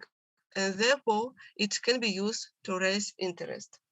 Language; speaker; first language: English; non-native, learner; Russian